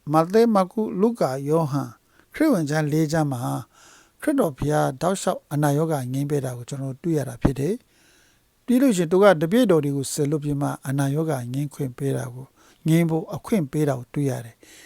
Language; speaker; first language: Burmese; non-native, local second language; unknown